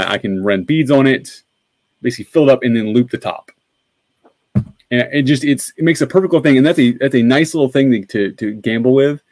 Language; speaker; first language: English; native; English